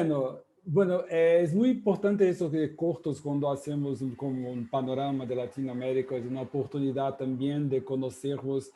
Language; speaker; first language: Spanish; non-native, fluent; Portuguese